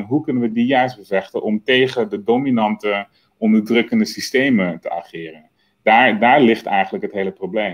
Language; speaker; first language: Dutch; native; Dutch